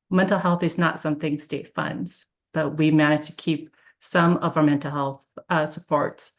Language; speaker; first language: English; early bilingual, other home language; Korean